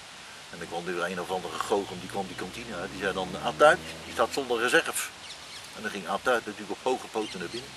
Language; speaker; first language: Dutch; native; Dutch